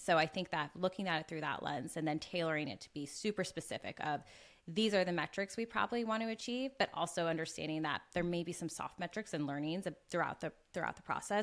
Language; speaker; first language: English; native; English